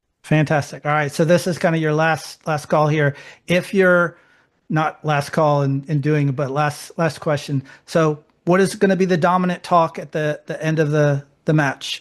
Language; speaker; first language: English; native; English